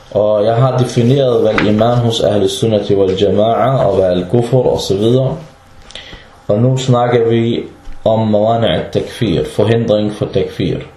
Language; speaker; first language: Danish; early bilingual, other home language; Arabic